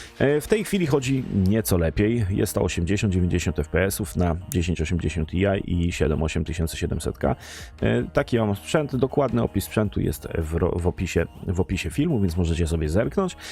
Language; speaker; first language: Polish; native; Polish